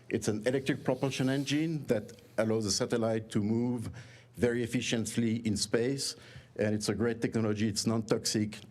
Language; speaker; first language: English; non-native, fluent; French